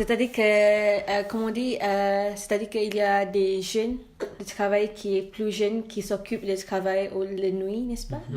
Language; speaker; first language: French; non-native, learner; Malay